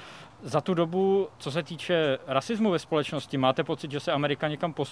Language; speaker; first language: Czech; native; Czech